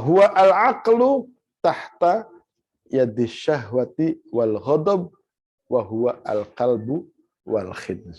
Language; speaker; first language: Arabic; non-native, fluent; Javanese